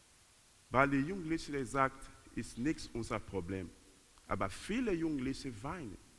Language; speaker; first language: German; non-native, learner; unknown